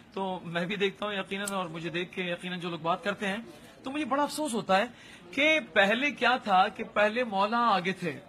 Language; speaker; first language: Urdu; native; Urdu